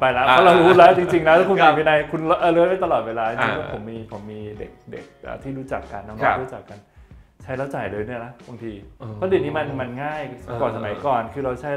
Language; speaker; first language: Thai; native; Thai